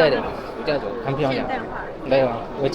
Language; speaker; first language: Chinese; non-native, learner; Amharic